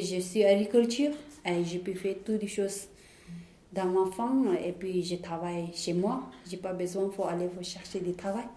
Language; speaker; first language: French; non-native, learner; Tibetan